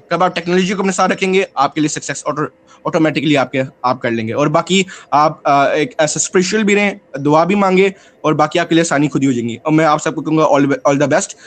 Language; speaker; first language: Urdu; non-native, local second language; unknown